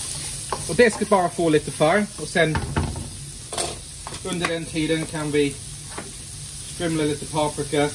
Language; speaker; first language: Swedish; non-native, fluent; English